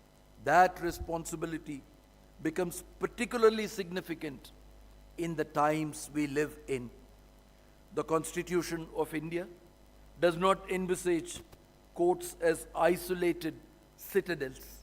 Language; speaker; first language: English; non-native, local second language; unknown